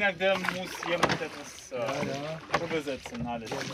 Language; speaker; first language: German; non-native, fluent; Russian